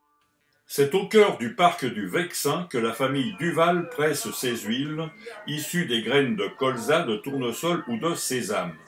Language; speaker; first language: French; native; French